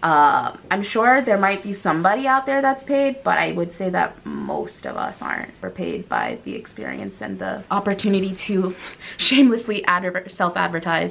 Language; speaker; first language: English; native; English